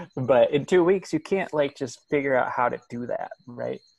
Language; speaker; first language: English; native; English